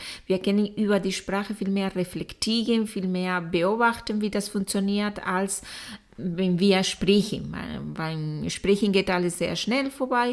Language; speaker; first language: German; non-native, fluent; Spanish